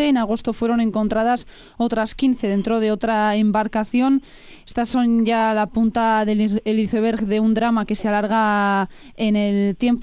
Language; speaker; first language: Spanish; native; Spanish